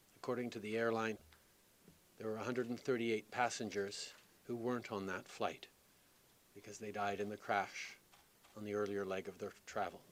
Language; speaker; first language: English; native; English